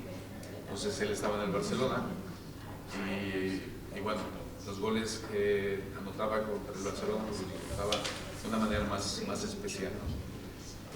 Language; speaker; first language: Spanish; native; Spanish